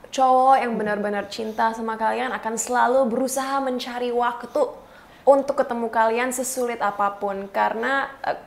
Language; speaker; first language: Indonesian; native; Indonesian